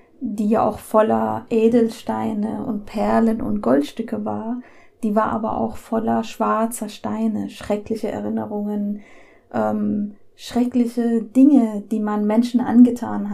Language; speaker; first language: German; early bilingual, other home language; Persian